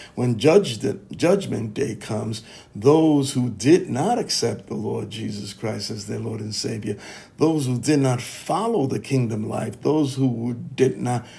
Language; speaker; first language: English; native; English